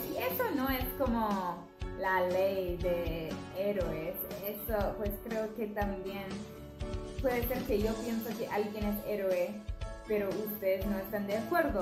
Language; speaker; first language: Spanish; non-native, fluent; English